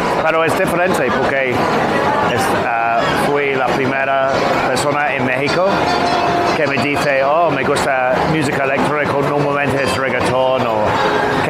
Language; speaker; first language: Spanish; non-native, learner; English